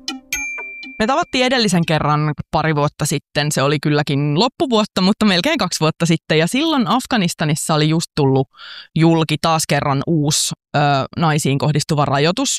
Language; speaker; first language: Finnish; native; Finnish